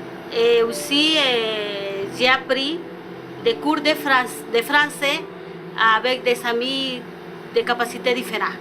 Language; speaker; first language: French; non-native, learner; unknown